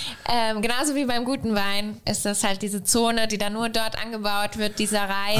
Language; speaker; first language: German; non-native, fluent; Spanish